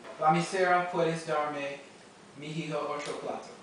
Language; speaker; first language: Spanish; non-native, learner; English